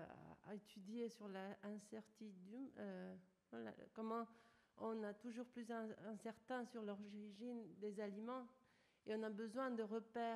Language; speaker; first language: French; non-native, fluent; Spanish